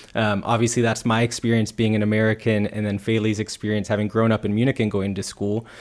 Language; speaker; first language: English; native; English